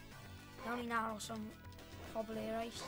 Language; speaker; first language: Welsh; non-native, local second language; English